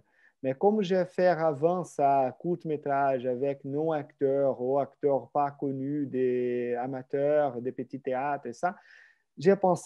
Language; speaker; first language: French; non-native, fluent; Portuguese